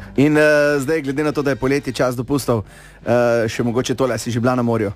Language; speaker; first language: Slovenian; native; Slovenian